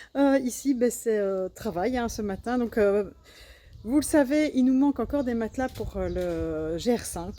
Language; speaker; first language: French; native; French